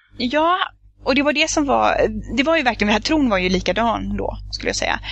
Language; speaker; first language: Swedish; native; Swedish